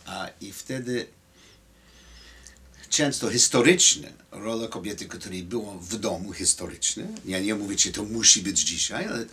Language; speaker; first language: Polish; non-native, fluent; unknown